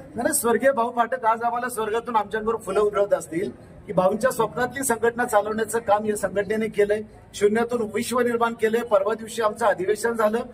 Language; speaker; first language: Marathi; native; Marathi